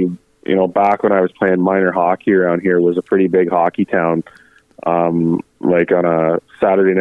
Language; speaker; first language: English; native; English